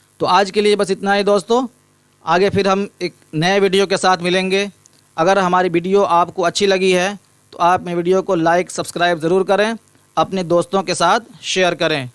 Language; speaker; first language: Urdu; native; Urdu